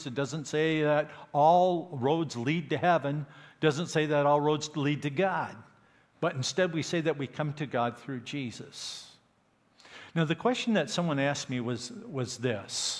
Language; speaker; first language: English; native; English